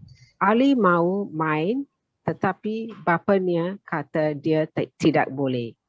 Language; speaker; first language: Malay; non-native, learner; Tamil